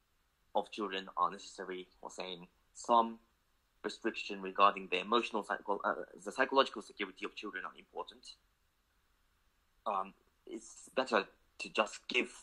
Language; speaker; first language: English; non-native, fluent; Japanese